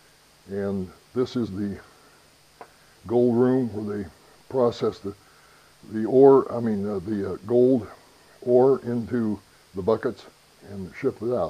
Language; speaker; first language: English; native; English